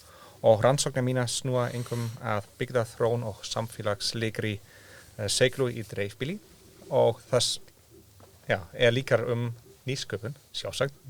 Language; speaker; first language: Icelandic; non-native, learner; German